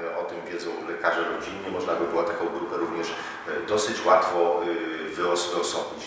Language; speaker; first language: Polish; native; Polish